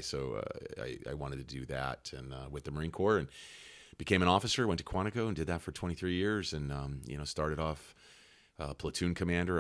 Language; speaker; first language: English; native; English